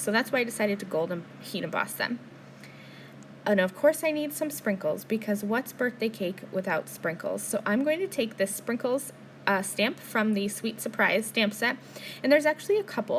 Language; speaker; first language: English; native; English